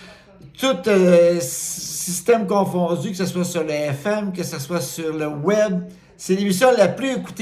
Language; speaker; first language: French; native; French